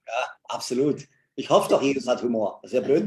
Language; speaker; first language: German; native; German